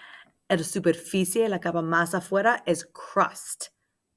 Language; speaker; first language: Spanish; non-native, learner; English